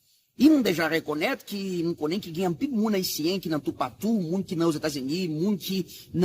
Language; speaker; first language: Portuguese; non-native, learner; Haitian Creole